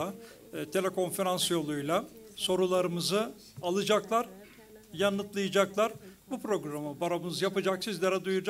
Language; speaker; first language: Turkish; native; Turkish